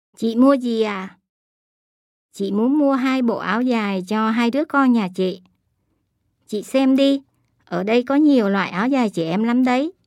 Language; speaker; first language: Vietnamese; early bilingual, heritage; Japanese